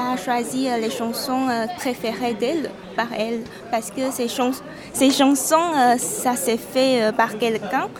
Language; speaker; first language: French; non-native, fluent; Chinese